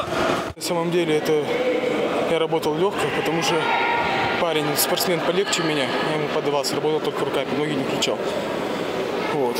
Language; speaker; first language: Russian; native; Russian